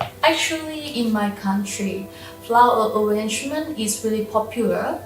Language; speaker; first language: English; non-native, local second language; Vietnamese